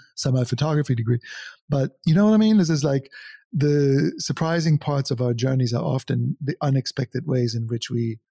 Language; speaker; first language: English; non-native, fluent; German